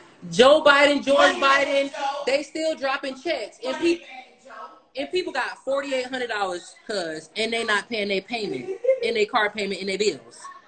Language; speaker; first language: English; native; English